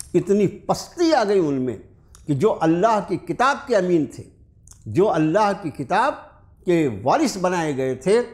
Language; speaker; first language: Urdu; native; Urdu